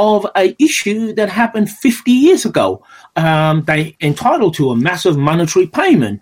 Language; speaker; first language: English; native; English